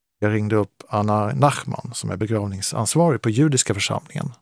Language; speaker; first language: Swedish; native; Swedish